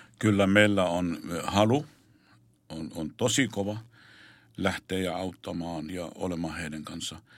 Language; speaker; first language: Finnish; non-native, fluent; Arabic